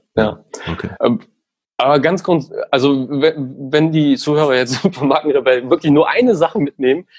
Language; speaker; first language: German; native; German